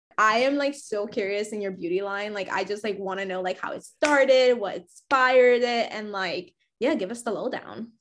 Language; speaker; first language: English; native; English